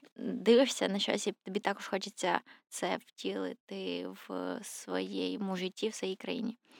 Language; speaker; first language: Ukrainian; native; Ukrainian